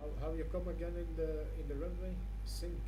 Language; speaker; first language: English; non-native, learner; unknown